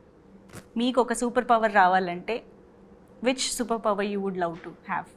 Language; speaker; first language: English; non-native, local second language; Telugu